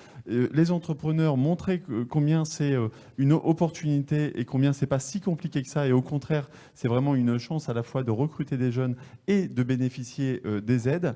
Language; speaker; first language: French; native; French